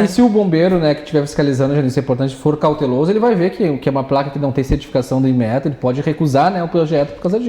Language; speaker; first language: Portuguese; native; Portuguese